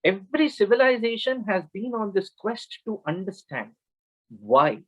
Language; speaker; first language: English; non-native, local second language; Kannada